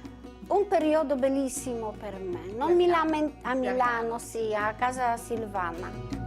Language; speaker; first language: Italian; non-native, learner; Polish